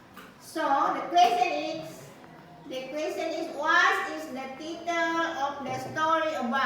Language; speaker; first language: English; non-native, learner; Indonesian